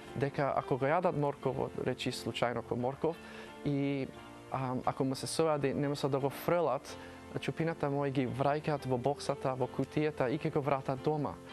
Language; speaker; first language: Macedonian; early bilingual, heritage; Macedonian